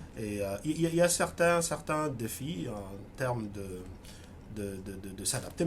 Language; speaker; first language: French; non-native, local second language; Swahili